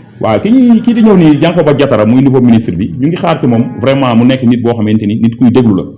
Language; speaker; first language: Wolof; native; Wolof